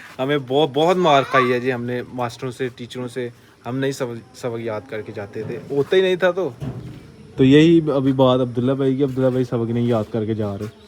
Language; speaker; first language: Urdu; non-native, local second language; Punjabi